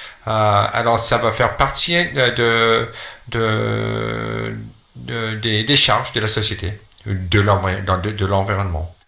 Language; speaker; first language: French; non-native, fluent; English